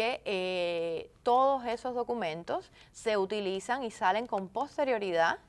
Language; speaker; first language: Spanish; native; Spanish